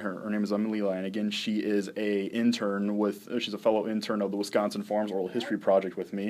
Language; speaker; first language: English; native; English